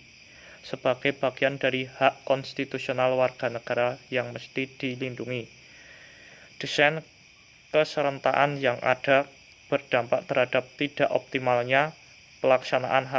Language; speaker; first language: Indonesian; native; Indonesian